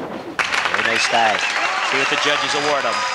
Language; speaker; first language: English; native; English